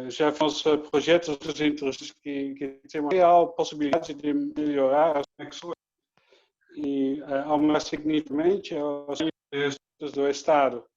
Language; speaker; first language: Portuguese; non-native, learner; Dutch